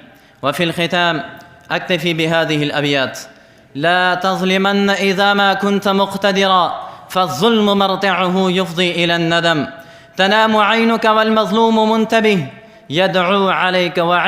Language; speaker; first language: Arabic; non-native, fluent; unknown